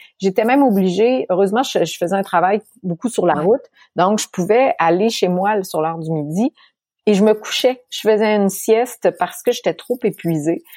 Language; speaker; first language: French; native; French